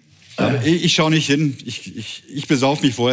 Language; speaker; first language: German; native; German